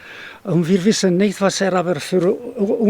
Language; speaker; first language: German; non-native, local second language; Italian